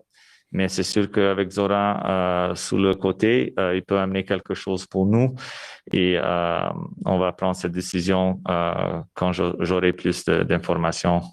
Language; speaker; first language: French; non-native, local second language; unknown